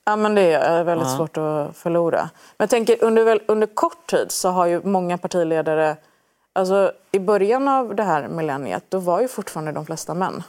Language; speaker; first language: Swedish; early bilingual, other home language; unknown